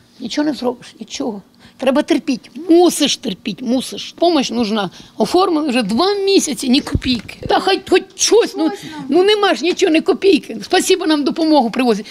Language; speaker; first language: Ukrainian; native; Ukrainian